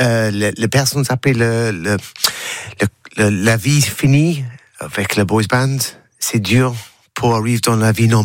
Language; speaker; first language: French; non-native, learner; English